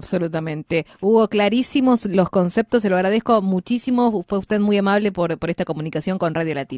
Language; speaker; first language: Spanish; native; Spanish